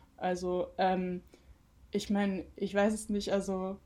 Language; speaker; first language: German; native; German